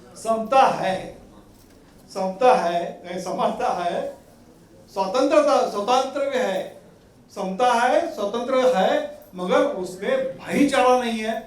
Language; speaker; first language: Hindi; non-native, local second language; Marathi